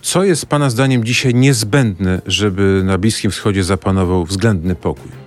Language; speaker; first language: Polish; native; Polish